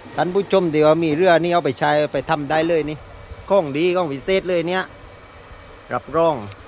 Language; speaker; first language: Thai; native; Thai